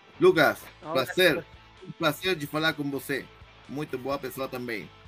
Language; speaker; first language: Portuguese; non-native, learner; Spanish